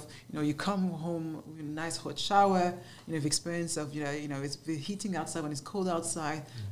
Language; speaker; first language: English; non-native, fluent; French